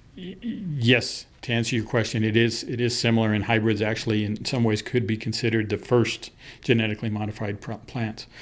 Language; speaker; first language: English; early bilingual, other home language; Spanish